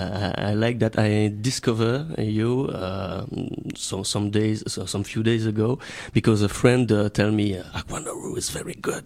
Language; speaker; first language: English; non-native, learner; French